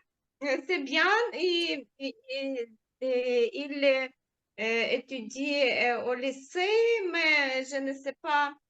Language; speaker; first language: French; non-native, learner; Ukrainian